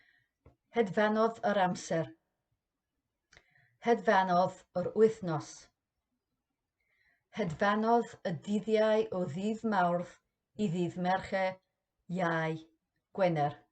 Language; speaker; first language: Welsh; non-native, learner; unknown